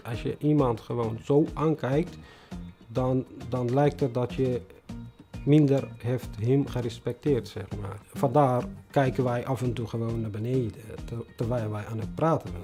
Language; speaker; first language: Dutch; non-native, fluent; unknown